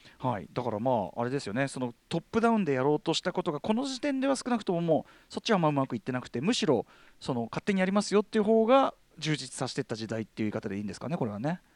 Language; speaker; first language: Japanese; native; Japanese